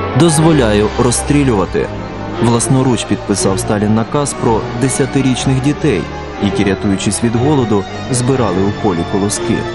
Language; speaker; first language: Ukrainian; native; Ukrainian